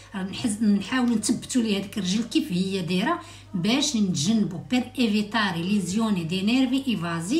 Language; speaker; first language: Arabic; native; Arabic